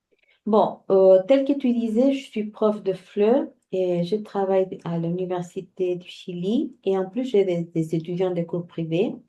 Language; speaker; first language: French; non-native, fluent; Spanish